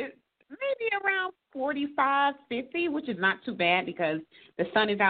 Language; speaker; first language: English; native; English